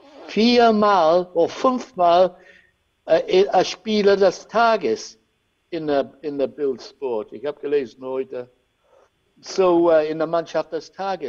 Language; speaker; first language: German; non-native, learner; English